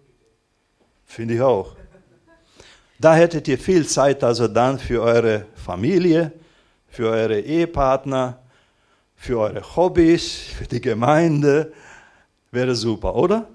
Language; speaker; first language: German; non-native, fluent; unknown